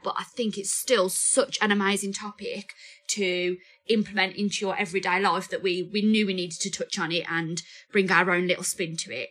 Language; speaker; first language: English; native; English